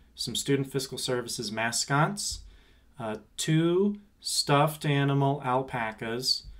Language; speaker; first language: English; native; English